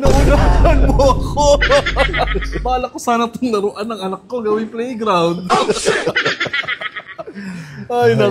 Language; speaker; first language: Filipino; native; Filipino